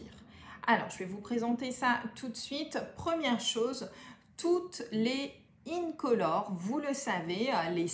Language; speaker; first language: French; native; French